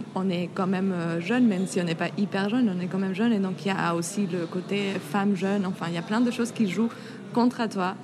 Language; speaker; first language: French; non-native, fluent; Spanish